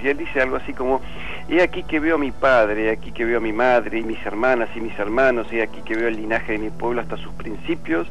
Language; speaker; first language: Spanish; native; Spanish